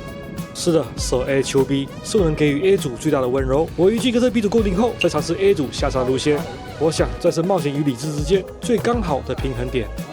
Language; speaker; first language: Chinese; native; Chinese